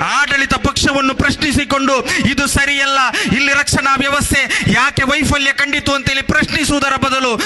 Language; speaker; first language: Kannada; non-native, local second language; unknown